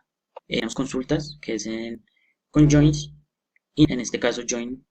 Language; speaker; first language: Spanish; native; Spanish